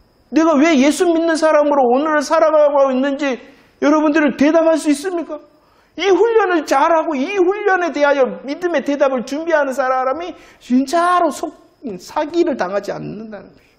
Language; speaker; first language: Korean; native; Korean